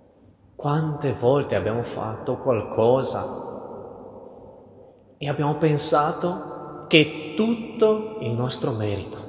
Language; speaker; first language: Italian; non-native, fluent; Portuguese